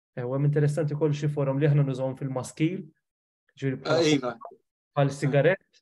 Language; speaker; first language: Maltese; native; Maltese